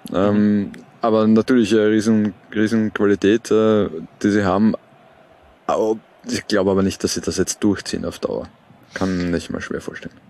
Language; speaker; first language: German; native; German